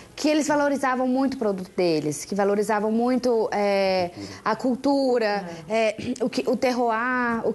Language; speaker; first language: Portuguese; native; Portuguese